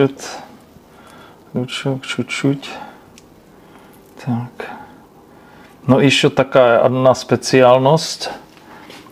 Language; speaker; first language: Russian; non-native, learner; Czech